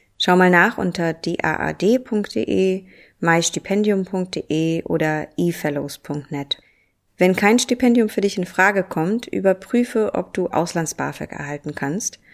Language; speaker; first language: German; native; German